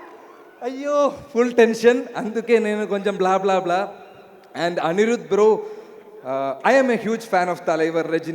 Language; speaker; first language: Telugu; non-native, learner; Malayalam